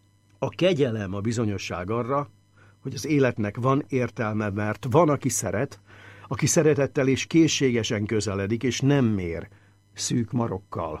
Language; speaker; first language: Hungarian; native; Hungarian